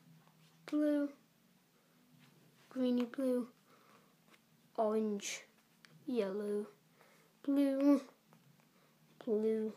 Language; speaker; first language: English; native; English